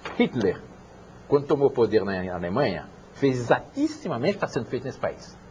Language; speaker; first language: Portuguese; early bilingual, other home language; French